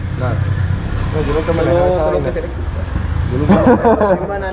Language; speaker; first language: Spanish; native; Spanish